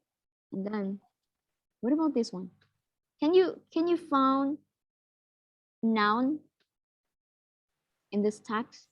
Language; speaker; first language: English; non-native, fluent; Indonesian